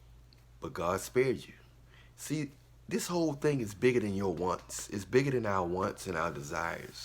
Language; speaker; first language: English; native; English